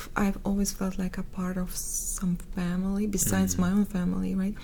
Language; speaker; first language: English; non-native, fluent; Russian